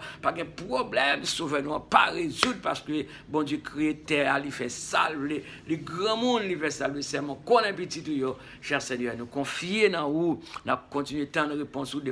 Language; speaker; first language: French; non-native, local second language; Haitian Creole